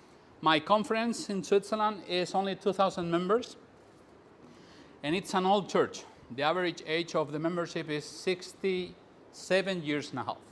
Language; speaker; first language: English; non-native, fluent; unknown